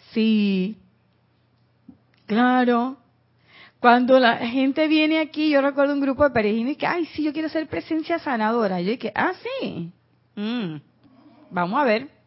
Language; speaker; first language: Spanish; native; Spanish